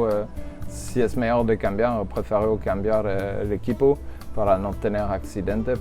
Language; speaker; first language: Spanish; non-native, learner; French